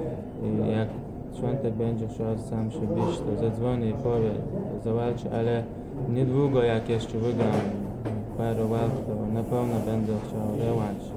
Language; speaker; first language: Polish; non-native, learner; Chechen